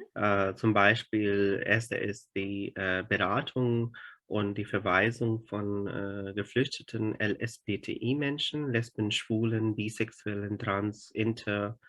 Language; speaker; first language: German; non-native, fluent; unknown